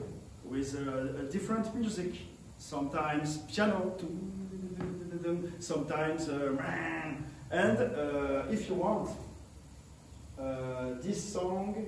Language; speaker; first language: English; non-native, learner; French